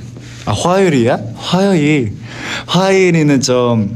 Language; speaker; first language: Korean; non-native, fluent; Chinese